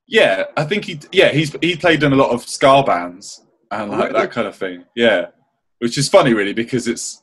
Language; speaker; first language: English; native; English